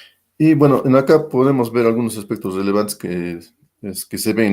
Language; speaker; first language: Spanish; native; Spanish